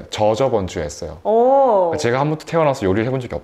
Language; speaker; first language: Korean; native; Korean